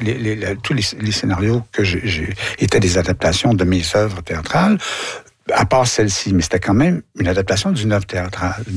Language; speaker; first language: French; native; French